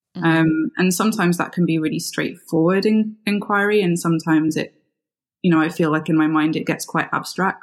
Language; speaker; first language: English; native; English